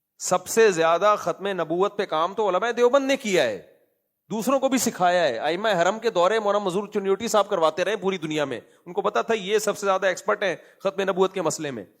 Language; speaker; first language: Urdu; native; Urdu